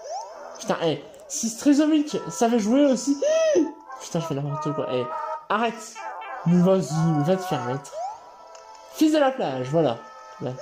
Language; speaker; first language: French; native; French